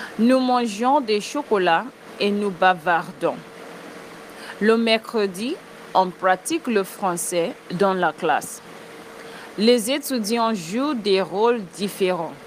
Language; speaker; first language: French; non-native, fluent; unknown